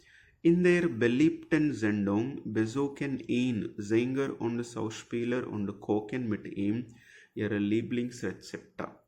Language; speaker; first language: German; non-native, fluent; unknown